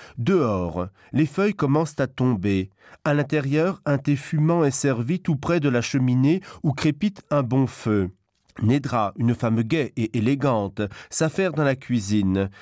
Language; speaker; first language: French; non-native, local second language; Luxembourgish